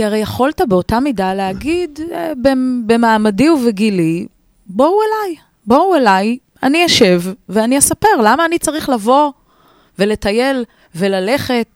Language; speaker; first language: Hebrew; native; Hebrew